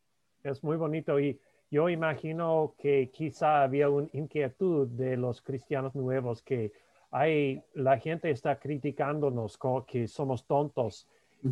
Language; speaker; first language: Spanish; non-native, fluent; English